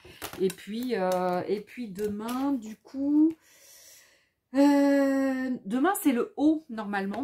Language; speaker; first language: French; native; French